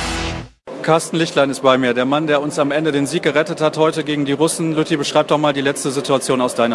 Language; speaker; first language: German; native; German